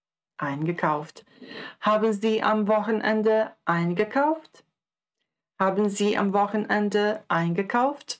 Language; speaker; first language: German; non-native, fluent; Croatian